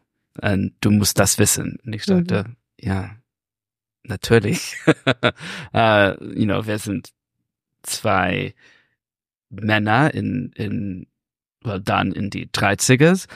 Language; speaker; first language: German; non-native, learner; English